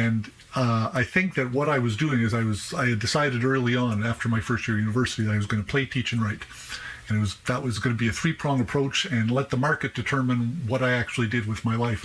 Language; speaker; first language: English; native; English